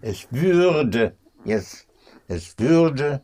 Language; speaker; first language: German; non-native, fluent; English